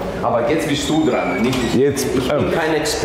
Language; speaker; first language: German; non-native, fluent; Italian